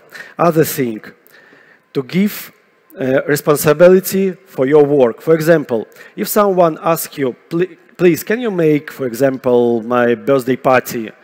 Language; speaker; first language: English; non-native, fluent; Russian